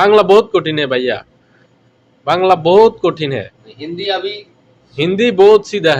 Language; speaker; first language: Hindi; non-native, learner; Bangla